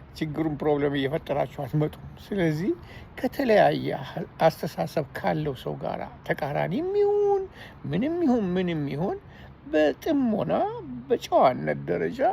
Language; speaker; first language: Amharic; non-native, fluent; Armenian